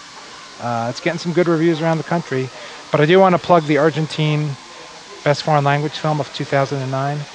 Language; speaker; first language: English; native; English